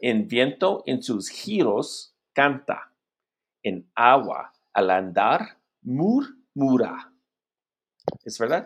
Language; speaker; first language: Spanish; non-native, learner; English